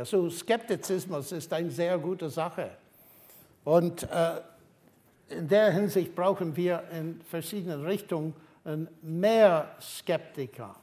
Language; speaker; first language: German; non-native, fluent; English